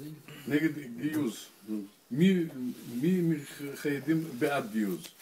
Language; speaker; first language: Hebrew; non-native, learner; Russian